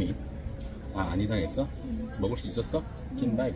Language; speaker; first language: Korean; native; Korean